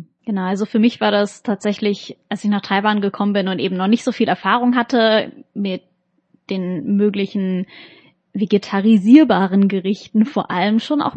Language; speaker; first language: German; native; German